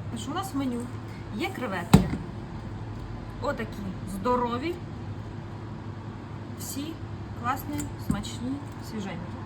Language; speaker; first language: Ukrainian; native; Ukrainian